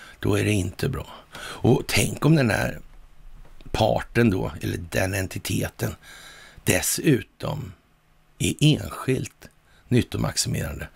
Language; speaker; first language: Swedish; native; Swedish